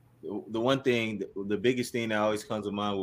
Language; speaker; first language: English; native; English